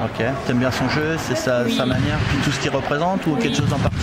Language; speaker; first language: French; native; French